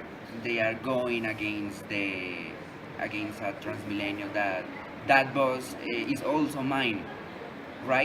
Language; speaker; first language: English; non-native, learner; Spanish